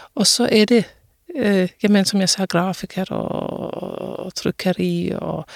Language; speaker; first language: Danish; non-native, fluent; Finnish